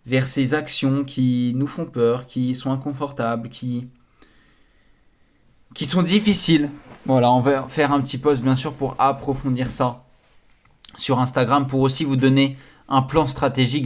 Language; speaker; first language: French; native; French